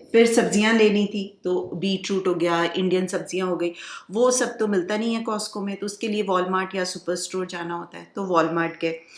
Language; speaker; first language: Hindi; non-native, local second language; Bangla